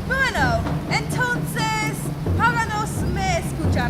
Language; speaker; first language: Spanish; non-native, learner; English